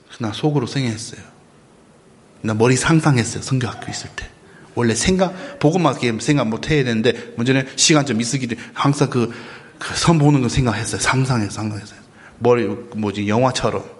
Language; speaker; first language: Korean; non-native, learner; English